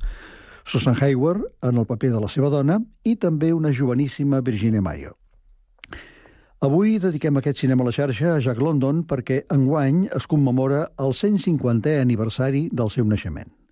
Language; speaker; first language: Catalan; native; Catalan